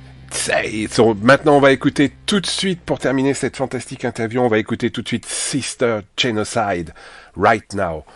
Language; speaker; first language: French; native; French